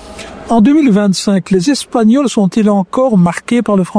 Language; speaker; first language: French; native; French